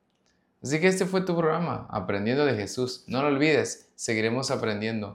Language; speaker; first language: Spanish; native; Spanish